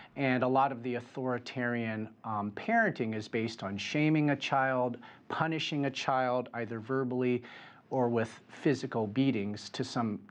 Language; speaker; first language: English; native; English